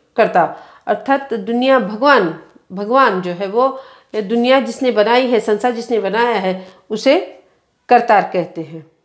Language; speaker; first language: Hindi; non-native, local second language; Kannada